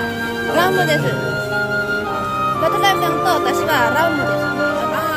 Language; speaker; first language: Japanese; non-native, learner; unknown